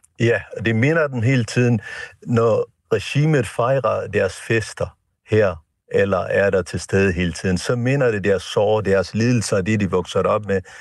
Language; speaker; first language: Danish; non-native, fluent; Tigrinya